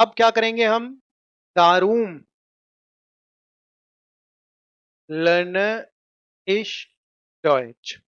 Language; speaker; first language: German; non-native, fluent; Hindi